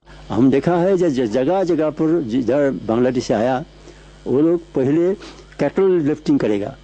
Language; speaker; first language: Hindi; non-native, local second language; Assamese